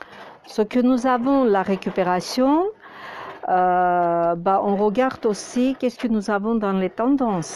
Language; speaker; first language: French; non-native, fluent; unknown